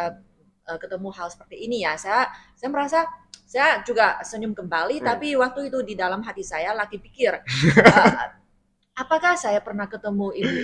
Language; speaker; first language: Indonesian; non-native, fluent; Chinese